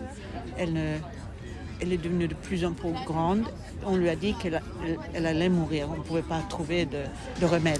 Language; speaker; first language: French; non-native, fluent; German